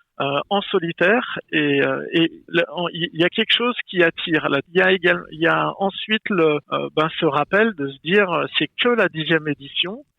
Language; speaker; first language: French; native; French